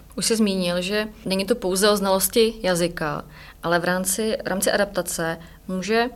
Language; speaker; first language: Czech; non-native, fluent; Russian